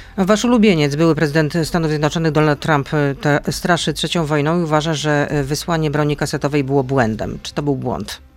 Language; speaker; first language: Polish; native; Polish